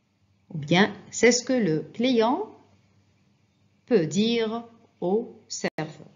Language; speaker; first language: French; non-native, fluent; Arabic